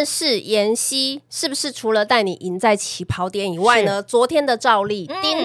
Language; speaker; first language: Chinese; native; Chinese